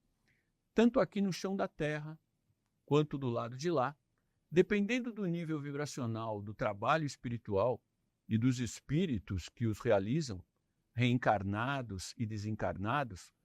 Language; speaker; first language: Portuguese; native; Portuguese